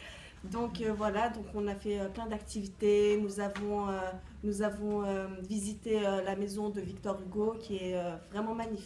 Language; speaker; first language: French; native; French